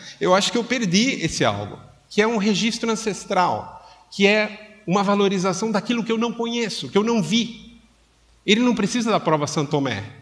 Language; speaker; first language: Portuguese; native; Portuguese